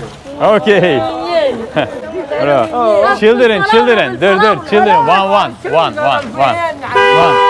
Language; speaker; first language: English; non-native, learner; Turkish